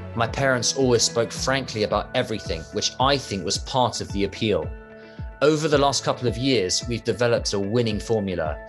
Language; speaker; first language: English; native; English